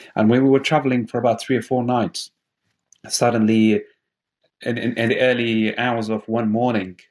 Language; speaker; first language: English; non-native, fluent; Persian